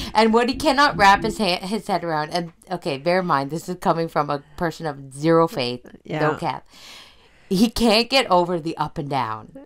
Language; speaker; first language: English; native; English